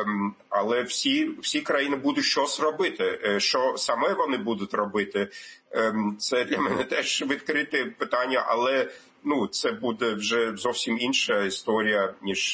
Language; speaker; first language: Ukrainian; non-native, fluent; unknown